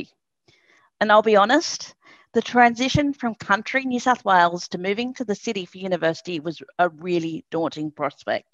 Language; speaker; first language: English; native; English